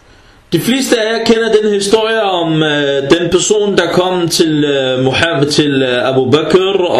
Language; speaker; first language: Danish; early bilingual, other home language; Arabic